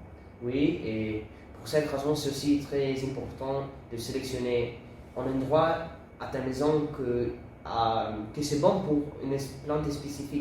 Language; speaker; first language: French; non-native, learner; Italian